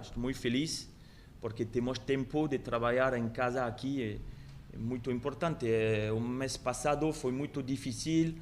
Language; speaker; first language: Portuguese; non-native, learner; French